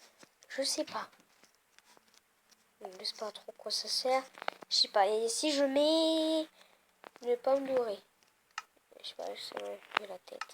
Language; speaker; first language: French; native; French